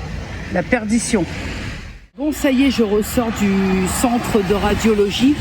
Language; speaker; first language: French; native; French